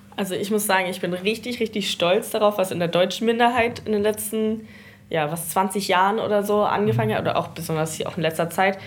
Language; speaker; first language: German; early bilingual, heritage; Danish